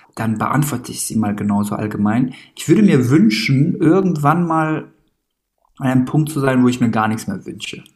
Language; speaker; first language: German; early bilingual, other home language; Persian